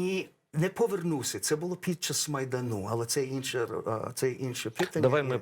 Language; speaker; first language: Ukrainian; early bilingual, heritage; Ukrainian